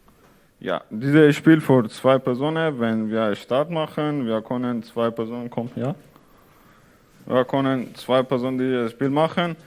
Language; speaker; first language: German; non-native, learner; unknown